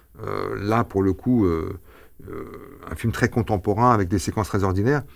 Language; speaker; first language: French; early bilingual, other home language; Arabic